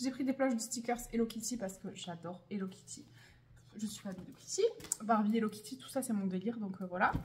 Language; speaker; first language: French; native; French